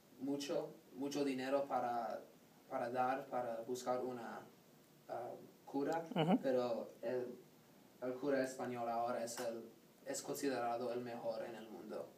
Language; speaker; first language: Spanish; non-native, learner; English